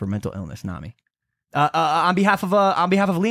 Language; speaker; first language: English; native; English